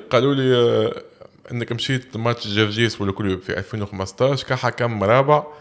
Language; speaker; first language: Arabic; native; Arabic